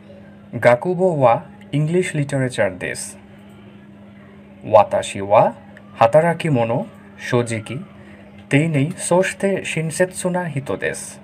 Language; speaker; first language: Japanese; non-native, learner; Bangla